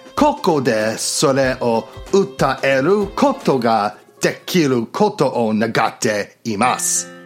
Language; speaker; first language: Japanese; non-native, learner; English